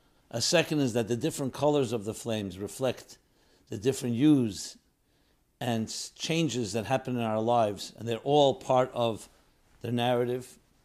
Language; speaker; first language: English; native; English